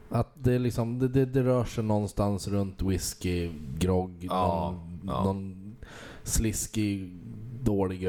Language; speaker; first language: Swedish; native; Swedish